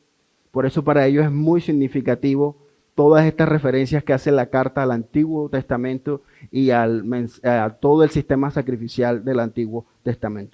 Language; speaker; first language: Spanish; native; Spanish